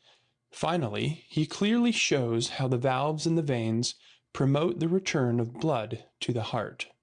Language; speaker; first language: English; native; English